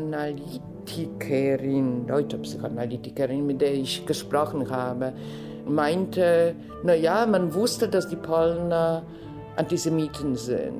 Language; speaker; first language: German; non-native, fluent; Polish